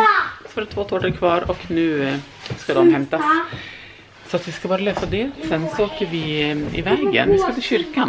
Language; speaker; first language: Swedish; native; Swedish